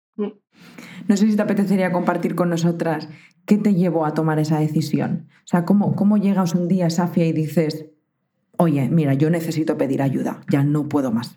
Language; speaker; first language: Spanish; native; Spanish